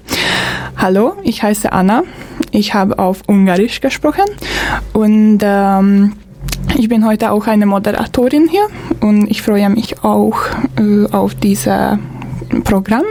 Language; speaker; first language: German; non-native, learner; Hungarian